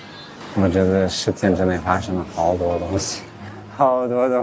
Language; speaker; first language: Chinese; early bilingual, heritage; English